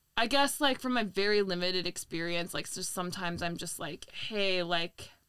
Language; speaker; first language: English; native; English